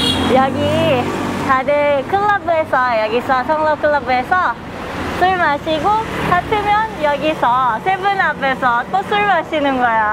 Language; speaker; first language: Korean; non-native, fluent; Thai